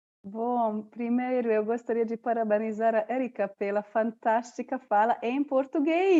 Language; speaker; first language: Portuguese; non-native, fluent; Hungarian